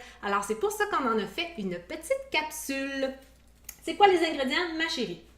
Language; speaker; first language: French; native; French